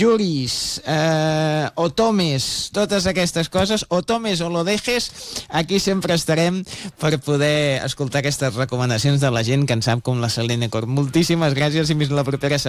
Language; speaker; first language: Catalan; native; Catalan